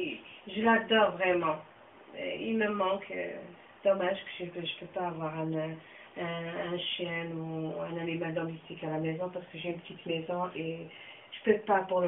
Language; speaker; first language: French; non-native, local second language; Kabyle